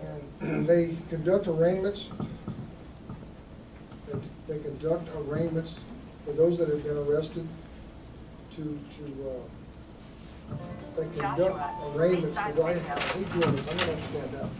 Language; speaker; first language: English; native; English